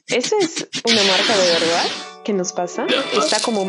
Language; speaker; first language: Spanish; non-native, fluent; Portuguese